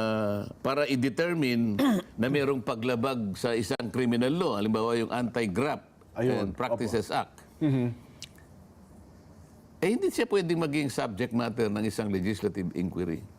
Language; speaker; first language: Filipino; native; Filipino